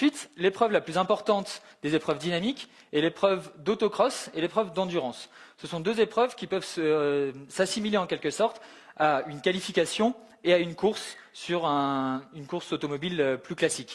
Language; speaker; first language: French; native; French